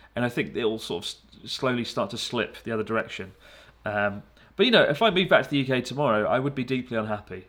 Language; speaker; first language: English; native; English